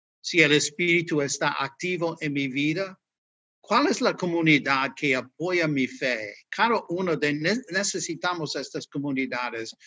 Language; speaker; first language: Spanish; non-native, fluent; English